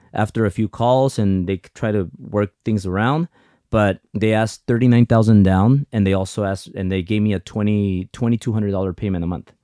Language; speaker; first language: English; early bilingual, other home language; Spanish